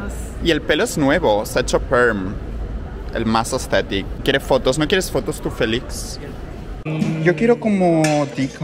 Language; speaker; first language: Spanish; native; Spanish